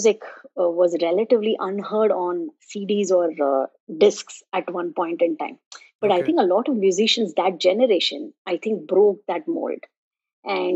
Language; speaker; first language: English; non-native, local second language; Tamil